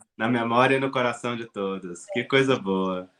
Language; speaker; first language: Portuguese; native; Portuguese